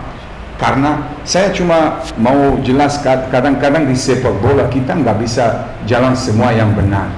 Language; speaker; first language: Indonesian; non-native, fluent; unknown